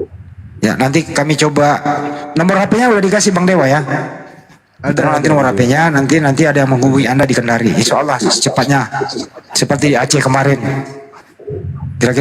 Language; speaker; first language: Indonesian; native; Indonesian